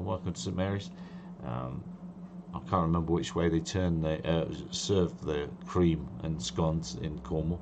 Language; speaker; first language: English; native; English